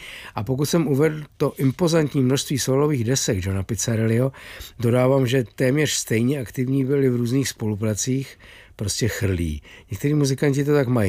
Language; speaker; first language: Czech; native; Czech